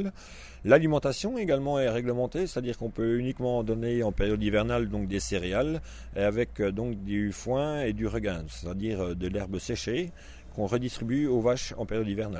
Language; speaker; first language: French; native; French